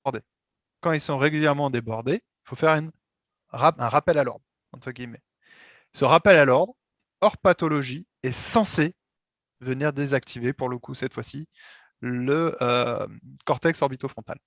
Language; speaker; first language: French; native; French